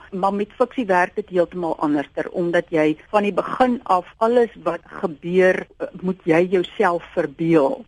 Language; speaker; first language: Afrikaans; native; Afrikaans